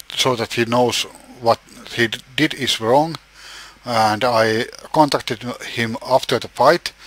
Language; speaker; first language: English; non-native, fluent; Finnish